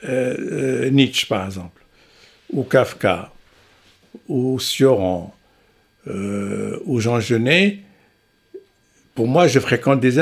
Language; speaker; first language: French; non-native, local second language; Arabic